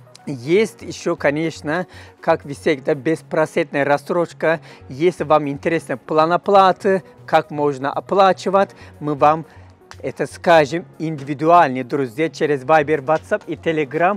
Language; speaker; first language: Russian; non-native, fluent; Turkish